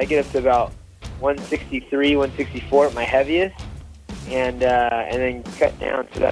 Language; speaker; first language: English; native; English